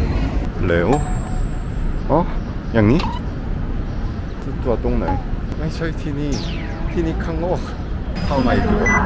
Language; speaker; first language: Thai; non-native, learner; Korean